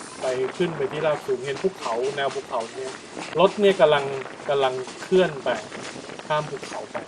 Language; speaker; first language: Thai; native; Thai